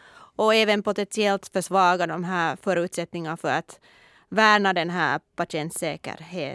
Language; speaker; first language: Swedish; non-native, local second language; Finnish